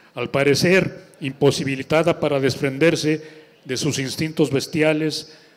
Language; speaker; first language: Spanish; native; Spanish